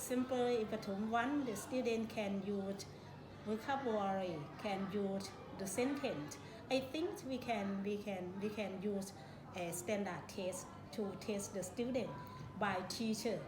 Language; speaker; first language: English; non-native, learner; Thai